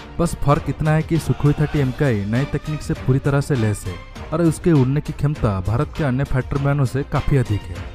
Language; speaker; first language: Hindi; native; Hindi